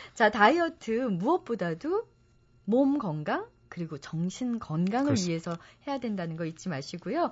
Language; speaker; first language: Korean; native; Korean